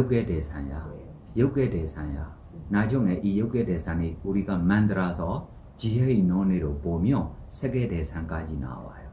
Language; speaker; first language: Korean; non-native, learner; Burmese